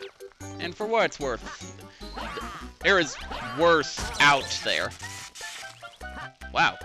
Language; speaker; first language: English; native; English